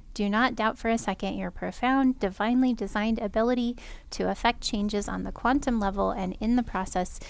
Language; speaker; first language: English; native; English